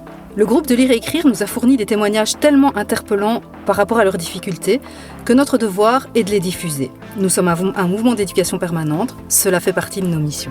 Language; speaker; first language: French; native; French